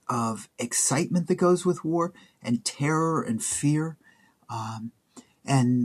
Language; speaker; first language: English; native; English